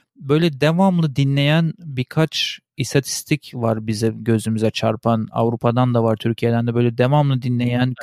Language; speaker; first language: Turkish; early bilingual, heritage; Turkish